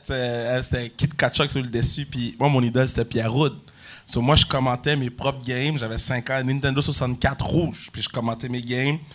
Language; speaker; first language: French; native; French